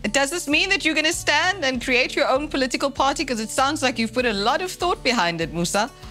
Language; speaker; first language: English; native; English